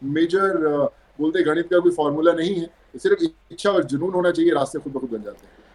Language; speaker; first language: Hindi; non-native, local second language; Punjabi